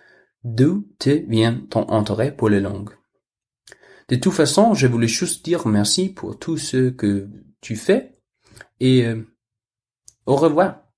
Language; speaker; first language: French; non-native, learner; Danish